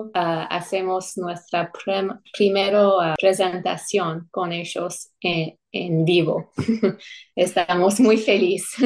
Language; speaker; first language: Spanish; non-native, fluent; English